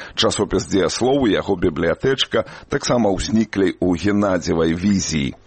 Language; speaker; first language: Belarusian; native; Belarusian